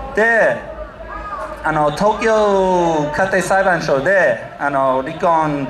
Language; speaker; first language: Japanese; non-native, learner; English